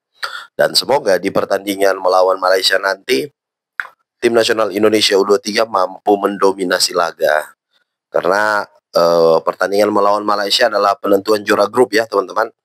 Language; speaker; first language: Indonesian; native; Indonesian